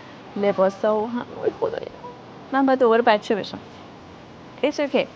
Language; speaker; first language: Persian; native; Persian